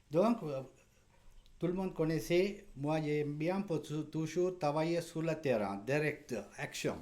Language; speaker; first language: French; non-native, learner; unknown